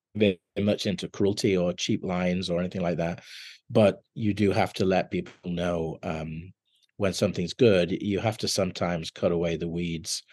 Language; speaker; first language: English; native; English